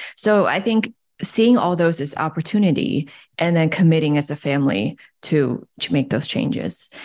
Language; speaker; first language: English; early bilingual, other home language; Chinese